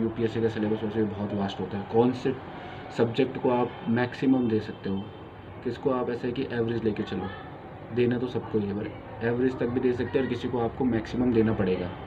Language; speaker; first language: Hindi; native; Hindi